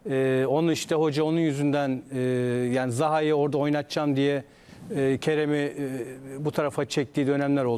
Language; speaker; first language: Turkish; native; Turkish